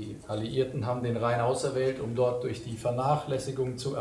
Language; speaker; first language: German; native; German